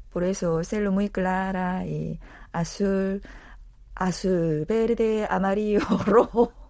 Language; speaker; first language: Spanish; non-native, learner; Korean